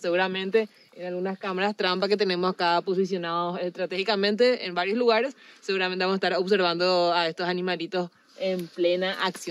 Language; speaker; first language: Spanish; native; Spanish